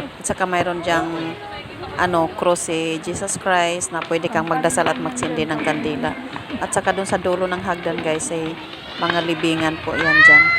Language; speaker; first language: Filipino; native; Filipino